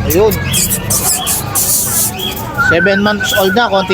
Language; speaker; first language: Filipino; native; Filipino